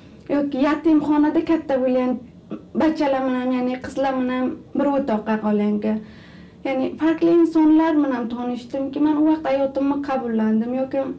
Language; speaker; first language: Turkish; non-native, learner; Uzbek